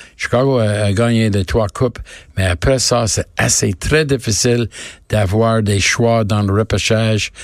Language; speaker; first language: French; non-native, learner; English